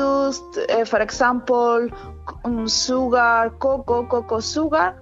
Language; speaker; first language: English; non-native, learner; Spanish